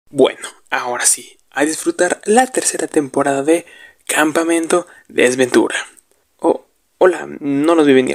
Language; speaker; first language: Spanish; native; Spanish